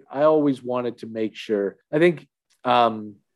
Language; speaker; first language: English; native; English